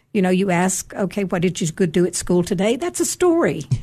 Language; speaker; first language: English; native; English